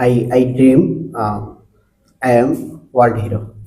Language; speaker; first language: English; non-native, learner; Bangla